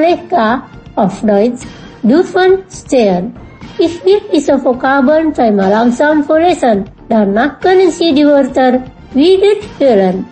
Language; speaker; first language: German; non-native, fluent; Indonesian